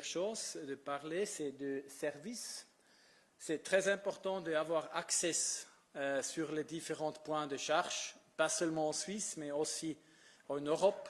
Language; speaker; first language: French; non-native, fluent; Italian